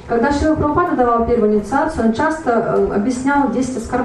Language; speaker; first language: Russian; native; Russian